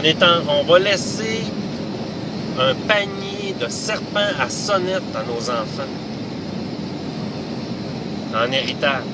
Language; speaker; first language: French; native; French